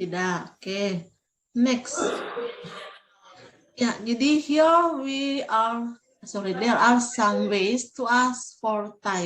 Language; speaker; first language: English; non-native, fluent; Indonesian